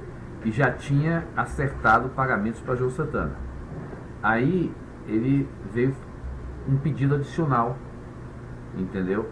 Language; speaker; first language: Portuguese; native; Portuguese